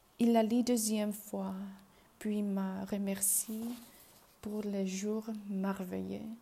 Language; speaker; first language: French; non-native, learner; Chinese